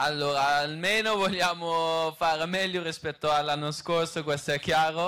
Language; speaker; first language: Italian; non-native, fluent; Dutch